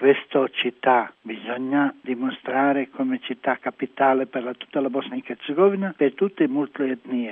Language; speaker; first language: Italian; non-native, learner; Croatian